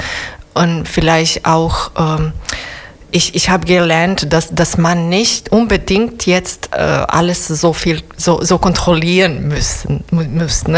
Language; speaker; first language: German; non-native, fluent; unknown